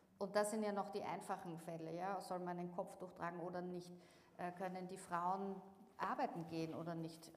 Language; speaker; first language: German; native; German